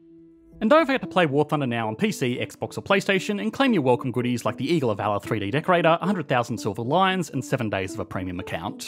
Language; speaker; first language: English; native; English